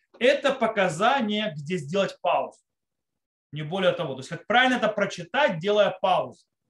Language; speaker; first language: Russian; early bilingual, heritage; Russian